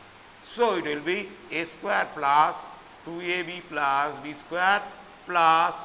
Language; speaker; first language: English; non-native, local second language; Bangla